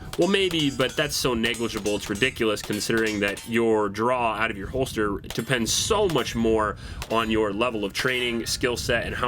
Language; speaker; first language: English; native; English